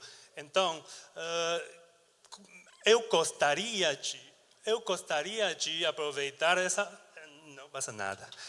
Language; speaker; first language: Portuguese; non-native, learner; Chinese